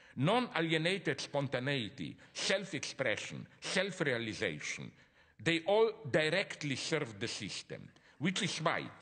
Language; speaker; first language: English; non-native, fluent; Slovenian